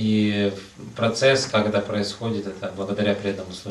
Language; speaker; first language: Russian; native; Russian